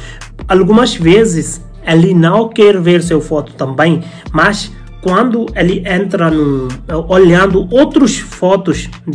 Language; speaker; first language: Portuguese; non-native, learner; Hindi